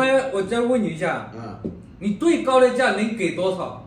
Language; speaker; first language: Chinese; native; Chinese